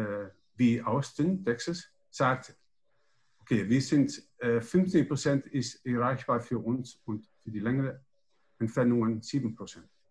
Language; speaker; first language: German; non-native, learner; Dutch